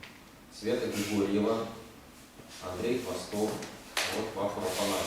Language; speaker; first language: Russian; native; Russian